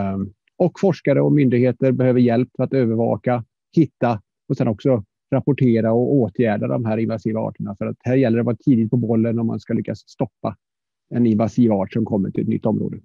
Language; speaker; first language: Swedish; native; Swedish